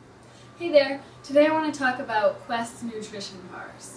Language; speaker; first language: English; native; English